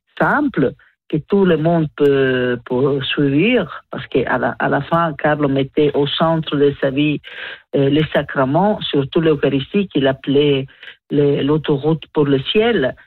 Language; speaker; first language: French; non-native, learner; Italian